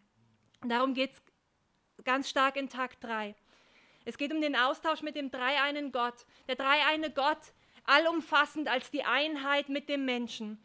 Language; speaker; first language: German; native; German